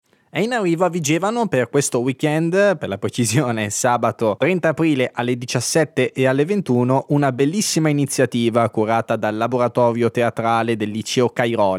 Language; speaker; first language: Italian; native; Italian